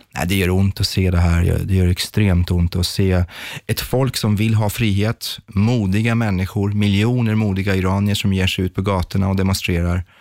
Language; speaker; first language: Swedish; early bilingual, other home language; Persian